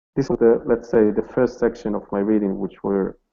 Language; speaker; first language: English; non-native, fluent; Hebrew